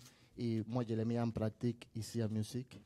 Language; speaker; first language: French; non-native, learner; Spanish